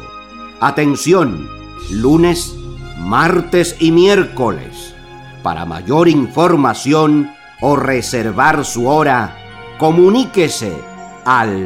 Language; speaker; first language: Spanish; native; Spanish